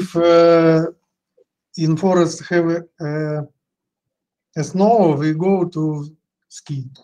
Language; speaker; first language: English; non-native, learner; Russian